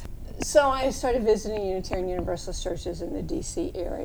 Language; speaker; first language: English; native; English